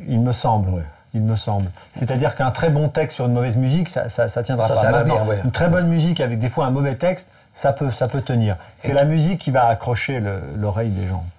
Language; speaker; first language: French; native; French